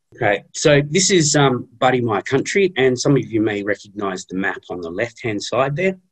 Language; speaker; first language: English; native; English